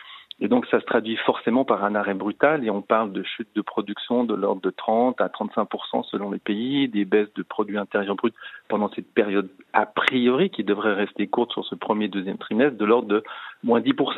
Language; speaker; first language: French; native; French